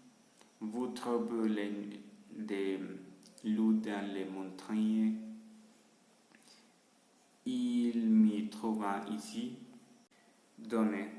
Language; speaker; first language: French; non-native, learner; Spanish